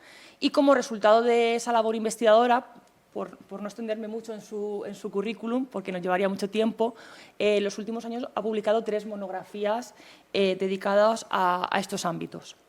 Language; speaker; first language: Spanish; native; Spanish